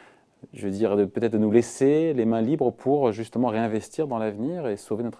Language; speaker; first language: French; native; French